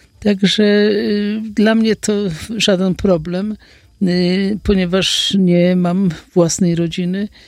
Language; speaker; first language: Polish; native; Polish